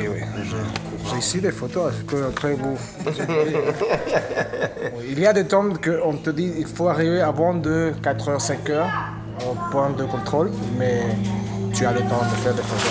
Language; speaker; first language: French; non-native, fluent; Spanish